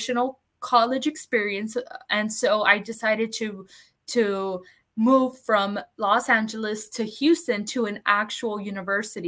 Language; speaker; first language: English; early bilingual, other home language; Spanish